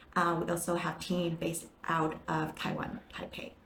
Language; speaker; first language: English; non-native, fluent; Chinese